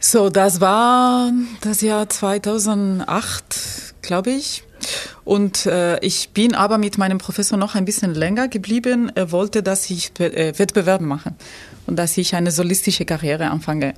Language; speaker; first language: German; non-native, fluent; Spanish